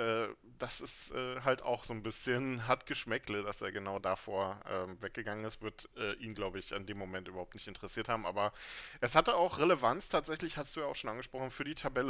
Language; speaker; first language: German; native; German